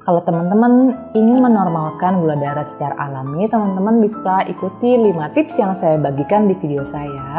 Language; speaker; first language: Indonesian; native; Indonesian